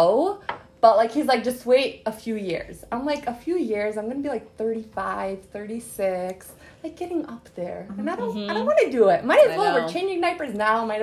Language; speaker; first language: English; early bilingual, other home language; Arabic